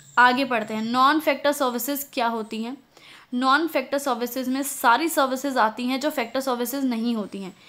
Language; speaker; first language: Hindi; native; Hindi